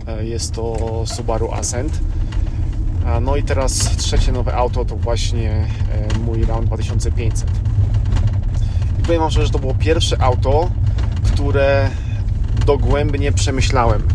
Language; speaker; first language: Polish; native; Polish